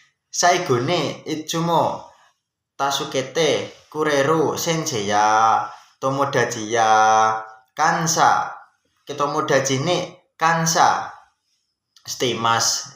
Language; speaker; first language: Japanese; non-native, learner; Indonesian